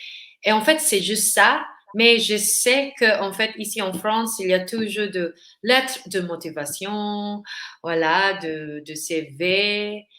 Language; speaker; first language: French; non-native, learner; Filipino